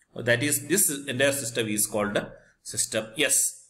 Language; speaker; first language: English; non-native, local second language; Malayalam